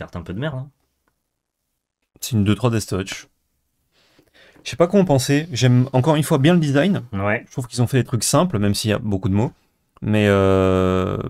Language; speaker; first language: French; native; French